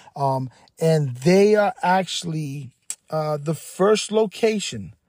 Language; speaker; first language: English; native; English